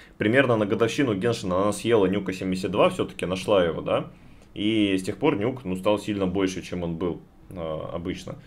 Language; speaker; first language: Russian; native; Russian